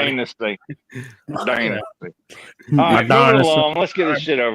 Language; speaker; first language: English; native; English